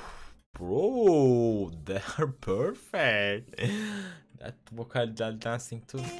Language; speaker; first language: English; non-native, learner; Turkish